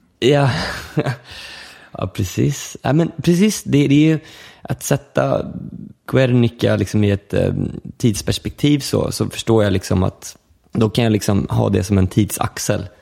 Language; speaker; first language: Swedish; early bilingual, other home language; Finnish